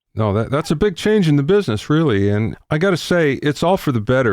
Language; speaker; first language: English; native; English